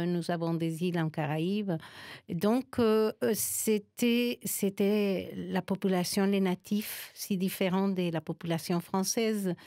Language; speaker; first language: French; non-native, fluent; Spanish